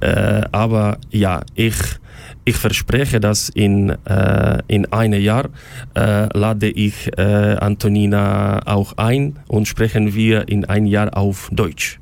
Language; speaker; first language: German; non-native, learner; Ukrainian